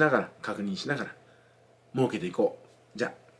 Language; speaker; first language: Japanese; native; Japanese